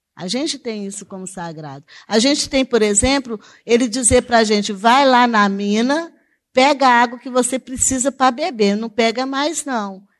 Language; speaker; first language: Portuguese; native; Portuguese